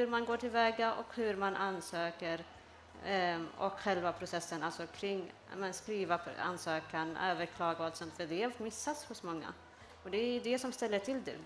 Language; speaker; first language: Swedish; early bilingual, other home language; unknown